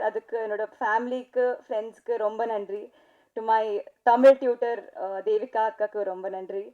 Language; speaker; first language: Tamil; non-native, learner; Telugu